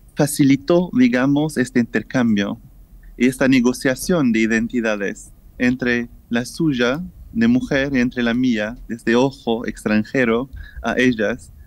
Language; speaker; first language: Spanish; non-native, fluent; English